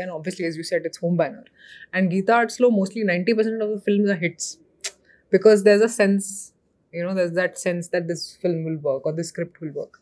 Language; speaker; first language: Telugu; non-native, local second language; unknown